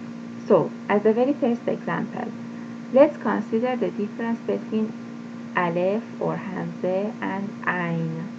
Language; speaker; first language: English; non-native, fluent; Persian